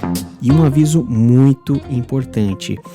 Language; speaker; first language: Portuguese; native; Portuguese